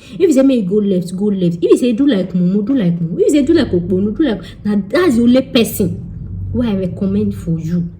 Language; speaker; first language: Nigerian Pidgin; non-native, local second language; Yoruba